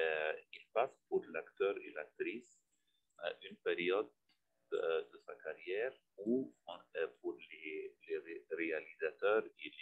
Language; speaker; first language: French; non-native, fluent; Arabic